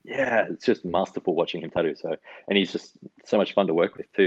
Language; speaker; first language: English; native; English